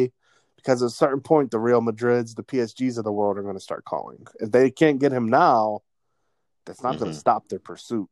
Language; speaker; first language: English; native; English